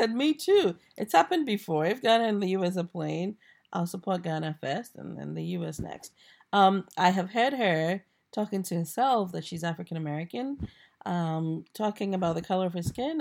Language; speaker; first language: English; non-native, local second language; Akan